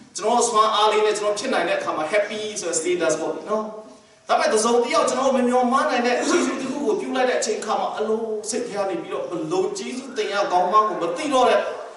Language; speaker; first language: Burmese; non-native, local second language; Kachin